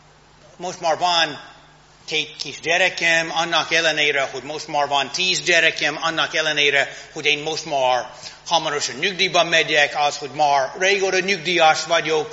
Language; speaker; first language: Hungarian; non-native, fluent; English